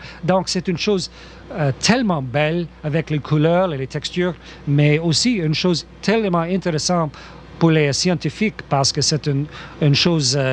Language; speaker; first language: French; non-native, local second language; English